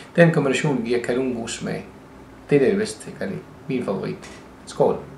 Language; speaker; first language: Danish; non-native, fluent; Arabic